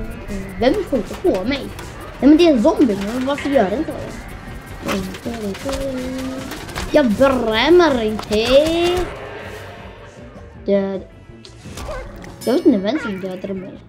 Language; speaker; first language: Swedish; non-native, learner; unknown